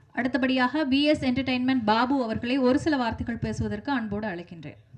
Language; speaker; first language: Tamil; native; Tamil